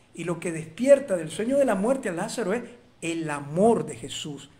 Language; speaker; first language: Spanish; native; Spanish